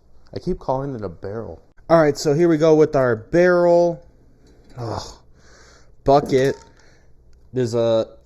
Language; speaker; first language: English; native; English